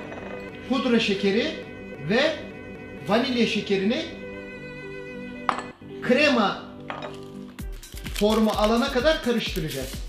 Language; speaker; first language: Turkish; native; Turkish